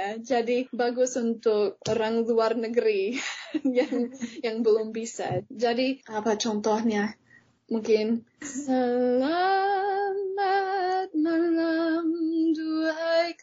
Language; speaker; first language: Indonesian; non-native, fluent; English